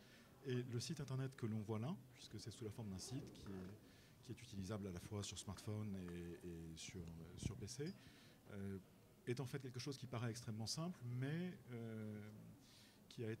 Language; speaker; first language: French; native; French